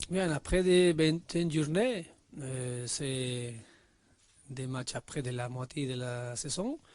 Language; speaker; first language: French; non-native, learner; Spanish